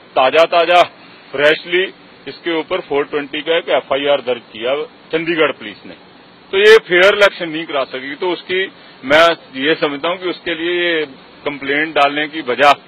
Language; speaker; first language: Hindi; non-native, local second language; Punjabi